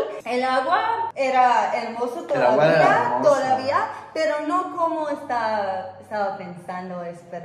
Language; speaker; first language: Spanish; non-native, fluent; English